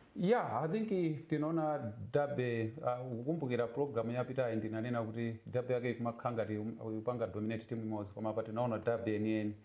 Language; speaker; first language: Nyanja; native; Nyanja